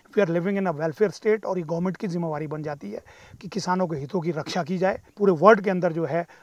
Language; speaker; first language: Hindi; native; Hindi